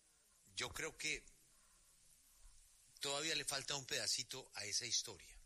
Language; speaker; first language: Spanish; native; Spanish